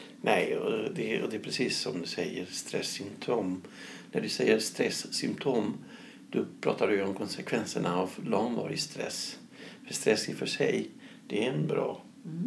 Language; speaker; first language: Swedish; non-native, fluent; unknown